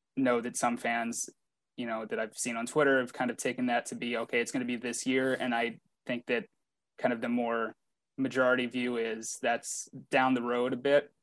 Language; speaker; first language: English; native; English